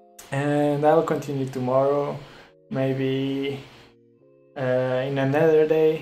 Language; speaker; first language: English; non-native, fluent; Portuguese